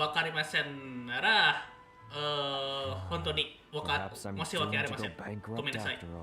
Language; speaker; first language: Japanese; non-native, learner; Indonesian